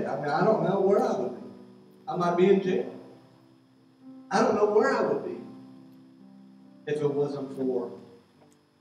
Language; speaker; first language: English; native; English